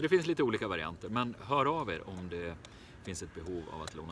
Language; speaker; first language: Swedish; native; Swedish